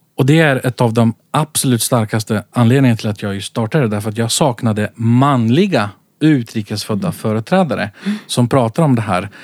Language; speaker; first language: Swedish; early bilingual, other home language; Central Kurdish